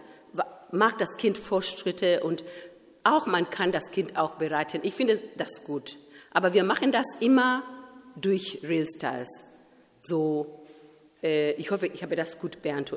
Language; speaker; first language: German; non-native, fluent; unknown